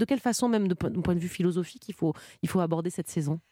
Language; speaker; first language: French; native; French